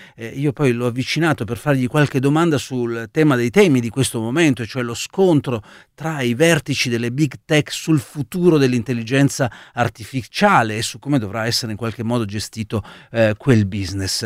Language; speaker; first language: Italian; native; Italian